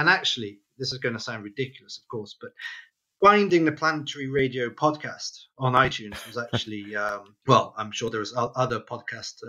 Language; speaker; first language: English; native; English